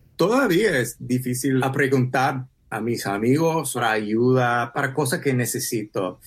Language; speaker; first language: Spanish; early bilingual, heritage; English